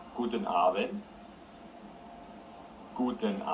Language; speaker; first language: German; non-native, fluent; Arabic